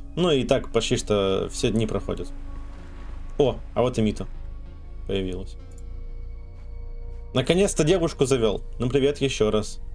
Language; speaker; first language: Russian; native; Russian